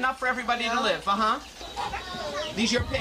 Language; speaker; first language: English; native; English